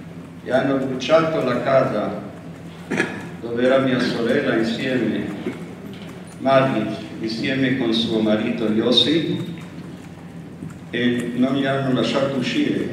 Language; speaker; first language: Italian; non-native, fluent; Spanish